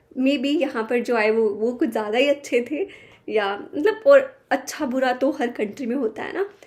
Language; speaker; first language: Hindi; native; Hindi